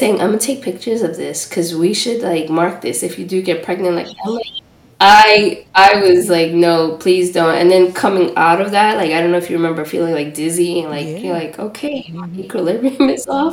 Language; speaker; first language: English; native; English